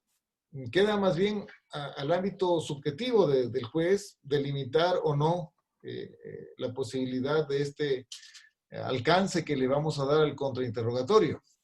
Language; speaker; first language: Spanish; native; Spanish